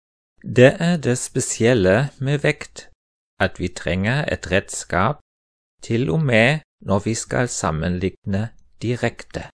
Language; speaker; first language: Norwegian; non-native, fluent; German